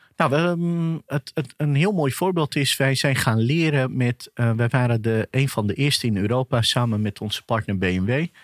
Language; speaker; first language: Dutch; early bilingual, other home language; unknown